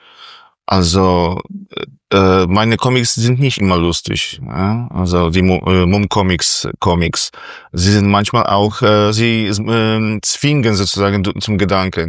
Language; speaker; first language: German; non-native, fluent; Polish